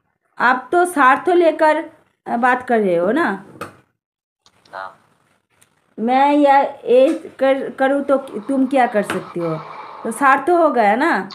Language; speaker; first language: Hindi; non-native, local second language; Bangla